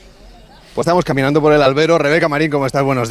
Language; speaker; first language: Spanish; native; Spanish